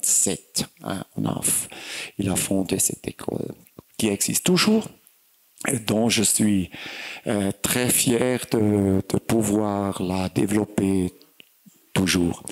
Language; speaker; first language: French; non-native, fluent; German